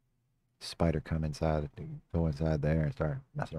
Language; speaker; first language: English; native; English